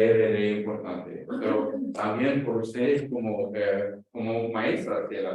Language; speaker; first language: Spanish; non-native, fluent; English